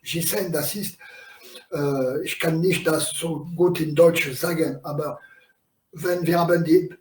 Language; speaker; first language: German; non-native, learner; French